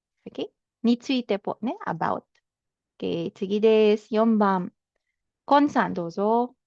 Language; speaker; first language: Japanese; non-native, fluent; Filipino